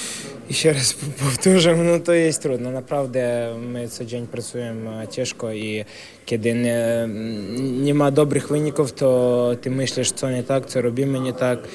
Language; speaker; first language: Polish; non-native, learner; Ukrainian